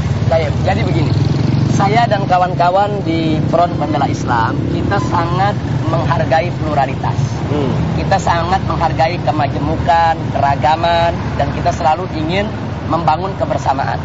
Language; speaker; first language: Indonesian; native; Indonesian